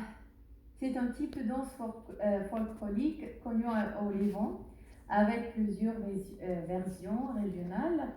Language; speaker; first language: French; non-native, learner; Arabic